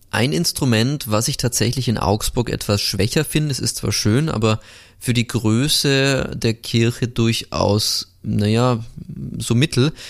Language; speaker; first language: German; native; German